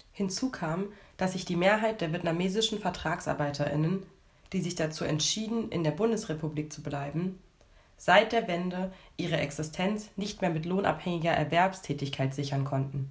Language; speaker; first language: German; native; German